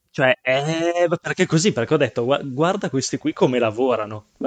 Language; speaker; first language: Italian; native; Italian